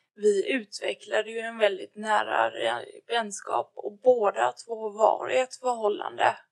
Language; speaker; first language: Swedish; native; Swedish